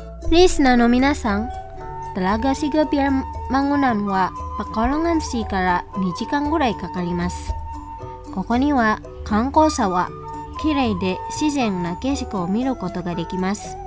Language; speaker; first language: Japanese; non-native, fluent; Indonesian